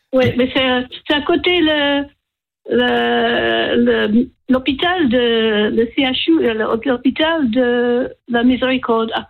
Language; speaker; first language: French; non-native, learner; English